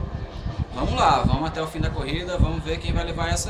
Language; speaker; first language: Portuguese; native; Portuguese